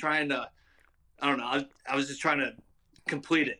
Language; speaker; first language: English; native; English